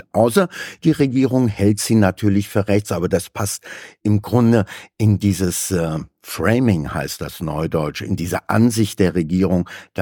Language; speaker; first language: German; native; German